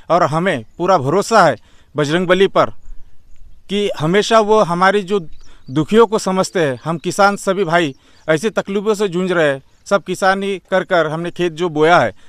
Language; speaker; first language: Hindi; non-native, local second language; Marathi